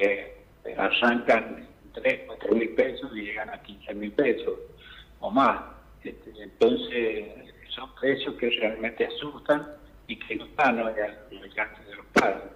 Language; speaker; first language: Spanish; native; Spanish